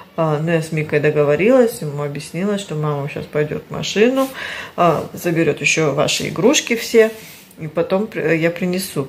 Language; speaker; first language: Russian; early bilingual, heritage; Russian